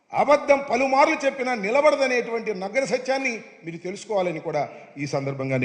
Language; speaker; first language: Telugu; native; Telugu